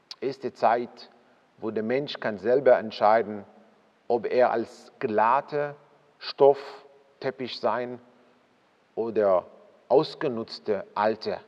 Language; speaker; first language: German; non-native, fluent; Hebrew